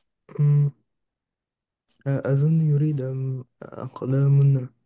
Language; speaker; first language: Arabic; non-native, learner; French